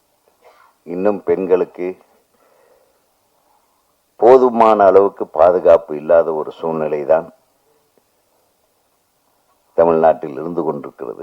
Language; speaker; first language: Tamil; native; Tamil